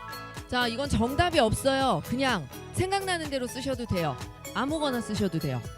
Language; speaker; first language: Korean; native; Korean